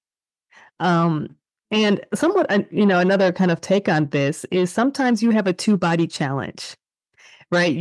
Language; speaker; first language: English; native; English